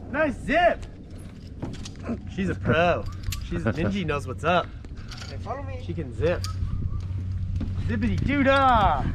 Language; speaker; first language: English; native; English